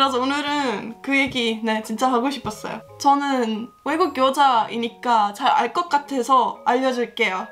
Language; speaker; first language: Korean; non-native, fluent; Estonian